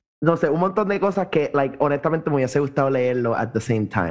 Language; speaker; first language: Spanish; native; Spanish